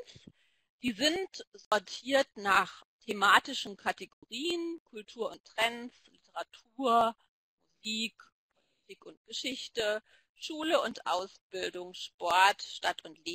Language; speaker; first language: German; native; German